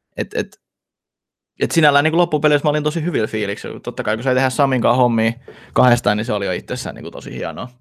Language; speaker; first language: Finnish; early bilingual, other home language; Russian